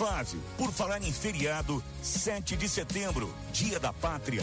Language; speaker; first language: Portuguese; native; Portuguese